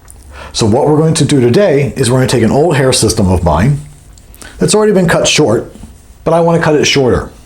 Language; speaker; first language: English; native; English